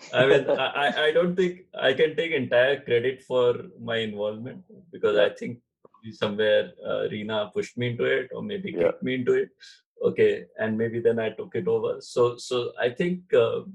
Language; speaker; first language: English; non-native, local second language; Marathi